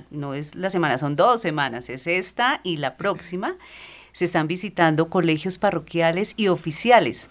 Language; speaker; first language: Spanish; native; Spanish